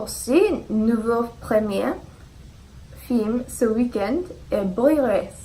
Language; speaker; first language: French; non-native, learner; English